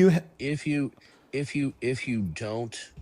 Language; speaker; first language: English; native; English